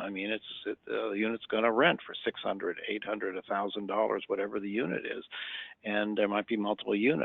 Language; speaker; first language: English; native; English